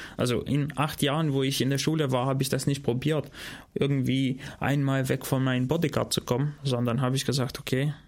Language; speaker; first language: German; non-native, fluent; Albanian